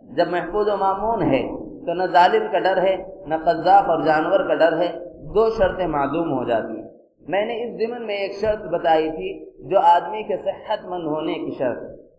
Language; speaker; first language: Urdu; native; Urdu